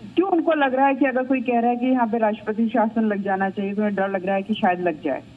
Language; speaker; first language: Hindi; native; Hindi